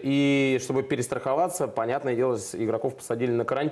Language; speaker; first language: Russian; native; Russian